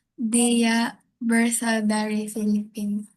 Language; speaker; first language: Indonesian; non-native, learner; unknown